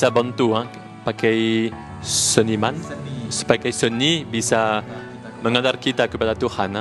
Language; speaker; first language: Indonesian; non-native, learner; French